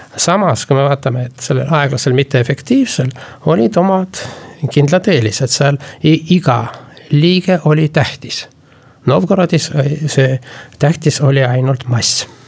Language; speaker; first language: Estonian; non-native, local second language; Russian